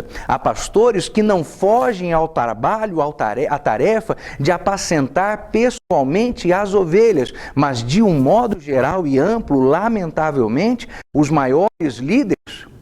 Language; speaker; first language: Portuguese; native; Portuguese